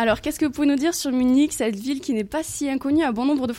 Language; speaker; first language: French; native; French